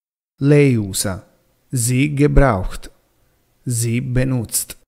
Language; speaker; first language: German; non-native, fluent; Italian